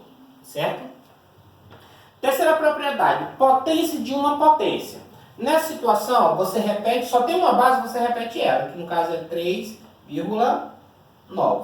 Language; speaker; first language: Portuguese; native; Portuguese